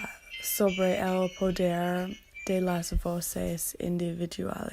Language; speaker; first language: Spanish; non-native, learner; English